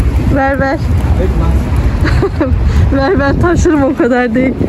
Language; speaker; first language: Turkish; early bilingual, heritage; Turkish